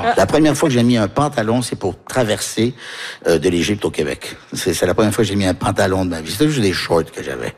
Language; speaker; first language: French; early bilingual, heritage; French